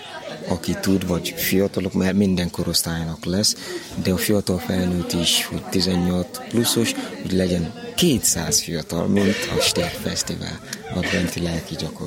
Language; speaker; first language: Hungarian; non-native, learner; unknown